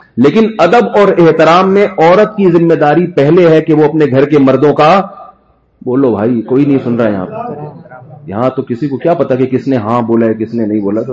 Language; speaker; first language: Urdu; native; Urdu